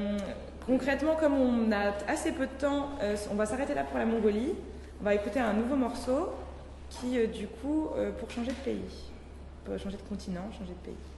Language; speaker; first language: French; native; French